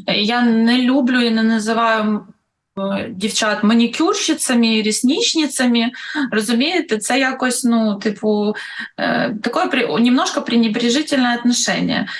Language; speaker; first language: Ukrainian; non-native, local second language; Russian